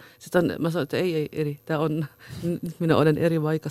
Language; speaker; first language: Finnish; non-native, fluent; Arabic